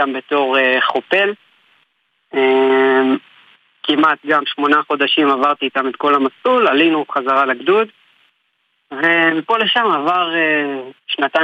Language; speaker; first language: Hebrew; native; Hebrew